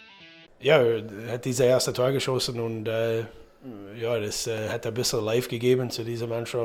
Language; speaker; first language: German; non-native, learner; English